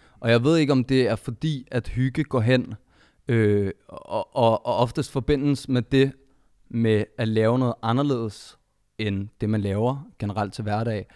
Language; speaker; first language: Danish; early bilingual, other home language; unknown